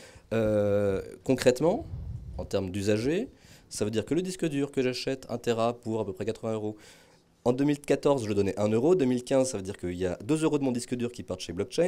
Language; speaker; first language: French; native; French